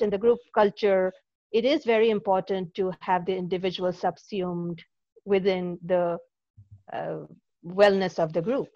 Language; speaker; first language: English; non-native, local second language; Bangla